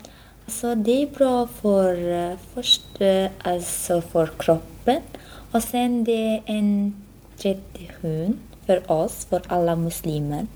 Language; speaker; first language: Swedish; non-native, learner; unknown